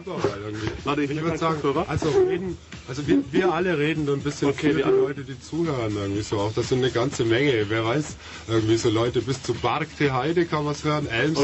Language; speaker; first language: German; native; German